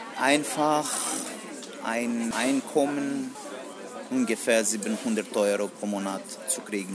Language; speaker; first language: German; non-native, learner; Greek